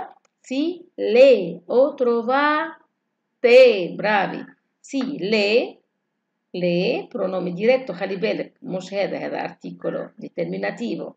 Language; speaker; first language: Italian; non-native, fluent; Arabic